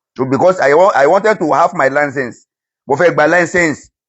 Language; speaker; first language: English; non-native, local second language; Yoruba